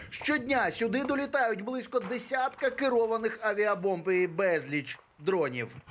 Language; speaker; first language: Ukrainian; native; Ukrainian